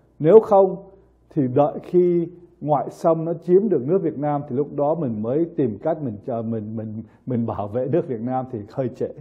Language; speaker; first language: Vietnamese; early bilingual, heritage; Vietnamese